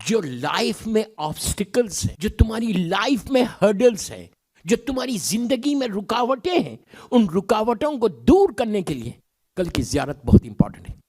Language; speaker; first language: Urdu; native; Urdu